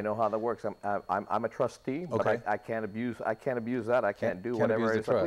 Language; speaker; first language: English; native; English